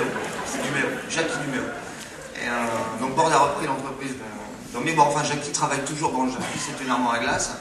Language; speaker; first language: French; native; French